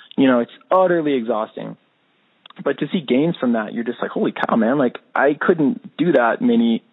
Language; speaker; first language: English; native; English